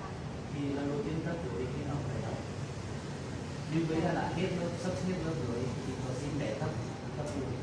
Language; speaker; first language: Vietnamese; non-native, learner; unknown